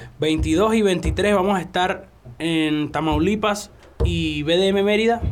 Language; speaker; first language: Spanish; native; Spanish